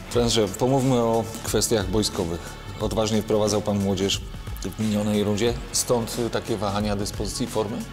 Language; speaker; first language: Polish; native; Polish